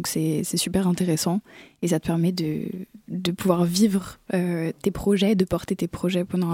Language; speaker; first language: French; native; French